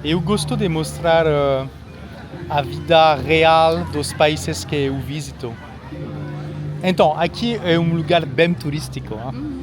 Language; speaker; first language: Portuguese; non-native, learner; French